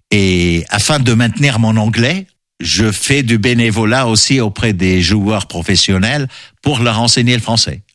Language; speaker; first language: French; non-native, local second language; Arabic